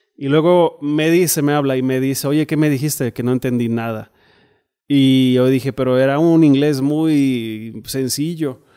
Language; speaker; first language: Spanish; non-native, fluent; German